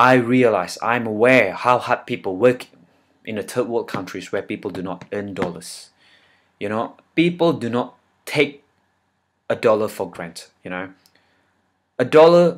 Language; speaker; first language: English; non-native, fluent; Indonesian